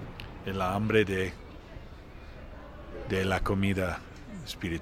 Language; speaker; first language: Spanish; non-native, learner; Portuguese